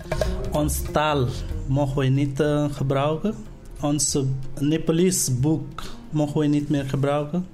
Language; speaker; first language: Dutch; non-native, learner; Nepali